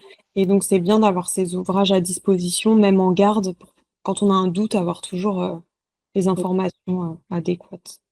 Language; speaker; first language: French; native; French